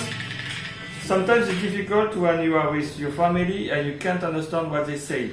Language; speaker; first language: English; non-native, learner; French